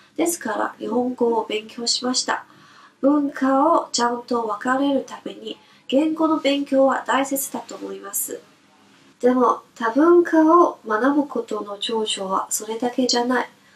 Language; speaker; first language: Japanese; non-native, fluent; Chinese